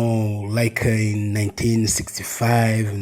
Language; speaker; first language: English; non-native, fluent; Rundi